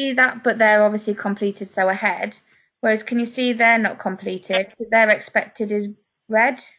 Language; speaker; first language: English; native; English